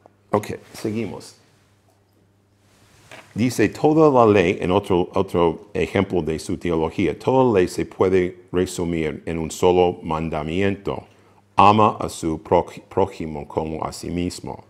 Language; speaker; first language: Spanish; non-native, fluent; English